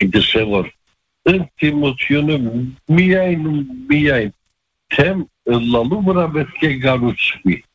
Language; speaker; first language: Armenian; early bilingual, heritage; Armenian